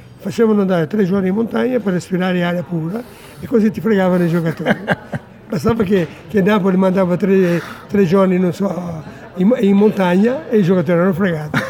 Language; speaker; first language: Italian; non-native, fluent; Portuguese